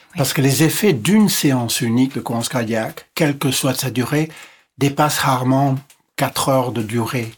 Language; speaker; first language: French; non-native, local second language; English